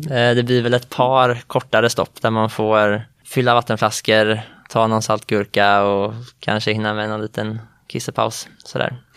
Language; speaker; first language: Swedish; native; Swedish